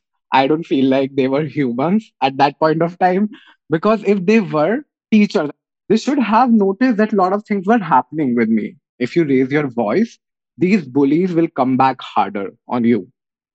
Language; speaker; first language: English; non-native, local second language; Hindi